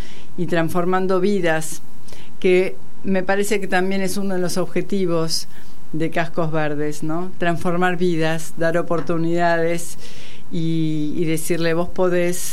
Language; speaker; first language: Spanish; native; Spanish